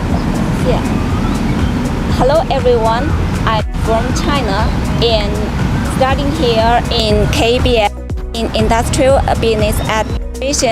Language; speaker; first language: English; non-native, fluent; Chinese